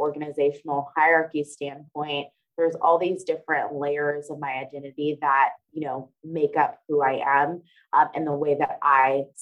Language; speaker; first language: English; native; English